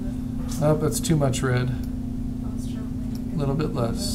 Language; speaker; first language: English; native; English